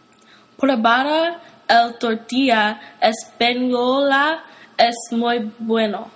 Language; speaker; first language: Spanish; non-native, learner; English